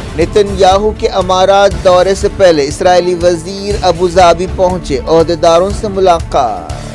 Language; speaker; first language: Urdu; native; Urdu